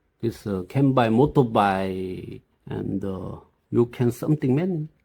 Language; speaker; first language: English; non-native, learner; Korean